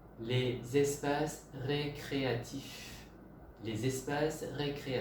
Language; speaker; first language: French; non-native, fluent; Vietnamese